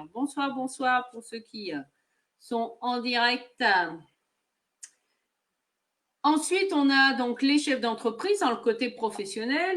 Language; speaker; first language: French; native; French